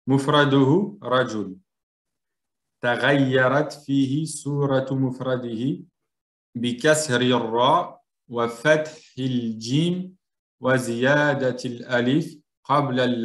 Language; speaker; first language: Arabic; non-native, fluent; French